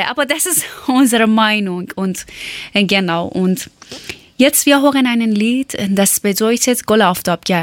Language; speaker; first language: German; non-native, learner; Persian